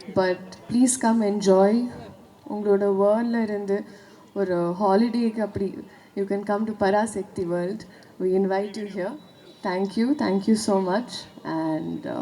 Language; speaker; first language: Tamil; non-native, learner; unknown